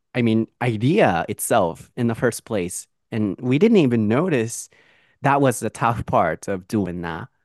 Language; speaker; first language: English; non-native, fluent; Japanese